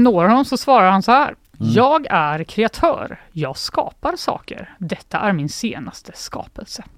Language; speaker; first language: Swedish; native; Swedish